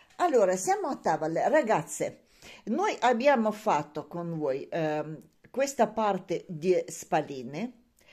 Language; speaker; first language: Italian; non-native, learner; Russian